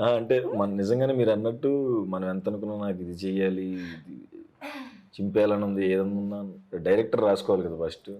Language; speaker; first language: Telugu; native; Telugu